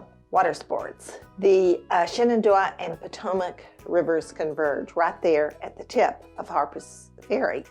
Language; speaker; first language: English; native; English